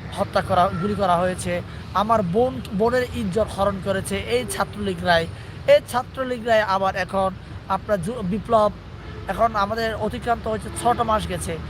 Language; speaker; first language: Bangla; non-native, local second language; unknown